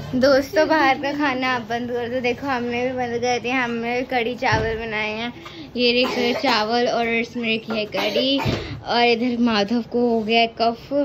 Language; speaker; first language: Hindi; non-native, local second language; Punjabi